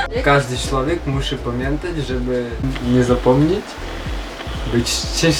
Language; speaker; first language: Polish; non-native, fluent; Russian